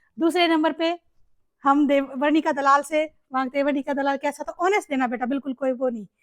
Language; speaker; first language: Hindi; native; Hindi